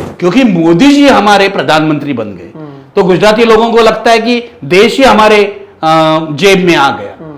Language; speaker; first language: Hindi; non-native, local second language; Marathi